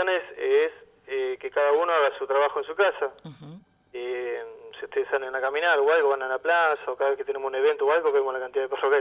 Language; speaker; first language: Spanish; native; Spanish